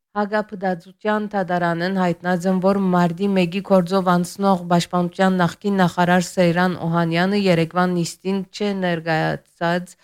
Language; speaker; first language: Armenian; early bilingual, heritage; Armenian